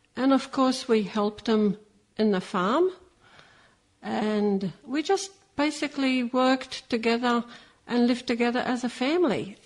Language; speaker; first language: English; early bilingual, other home language; Maltese